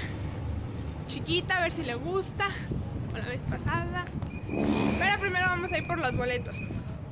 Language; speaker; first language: Spanish; native; Spanish